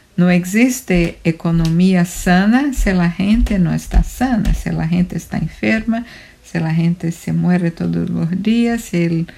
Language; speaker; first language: Spanish; non-native, fluent; Portuguese